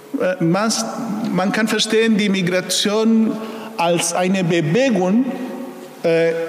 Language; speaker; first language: German; non-native, fluent; Spanish